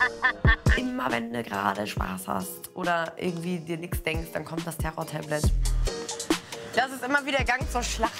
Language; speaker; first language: German; native; German